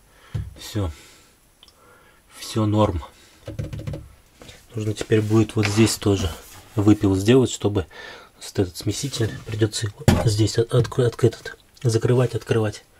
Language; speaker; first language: Russian; native; Russian